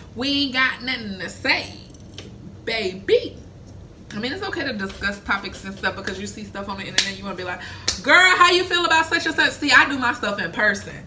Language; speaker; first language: English; native; English